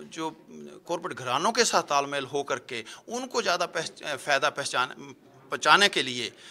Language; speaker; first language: Hindi; non-native, local second language; Punjabi